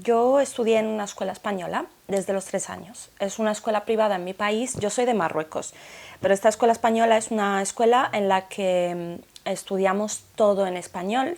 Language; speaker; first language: Spanish; non-native, local second language; Arabic